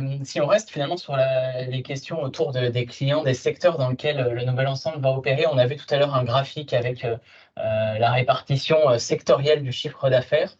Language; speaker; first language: French; native; French